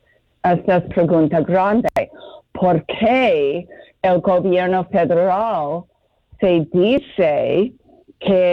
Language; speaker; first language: Spanish; non-native, learner; English